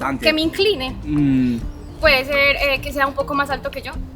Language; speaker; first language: Spanish; native; Spanish